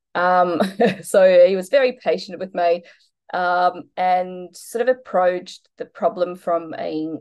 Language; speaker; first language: English; non-native, fluent; Polish